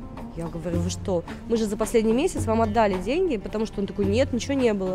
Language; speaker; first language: Russian; native; Russian